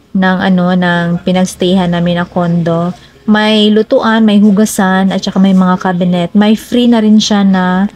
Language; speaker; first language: Filipino; non-native, local second language; Cebuano